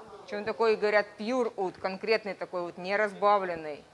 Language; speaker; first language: Russian; native; Russian